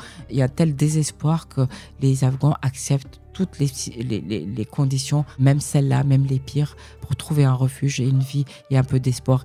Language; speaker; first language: French; early bilingual, other home language; Persian